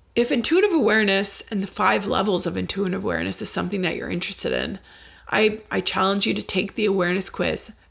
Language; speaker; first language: English; native; English